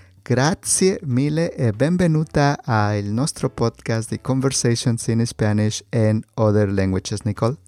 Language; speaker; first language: Italian; non-native, learner; Spanish